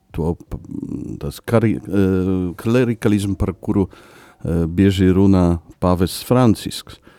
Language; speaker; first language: Latvian; non-native, fluent; Polish